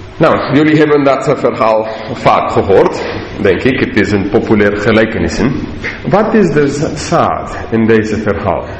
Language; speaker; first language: Dutch; non-native, learner; English